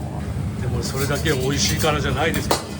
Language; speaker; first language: Japanese; native; Japanese